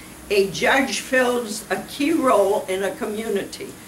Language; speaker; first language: English; early bilingual, other home language; Ukrainian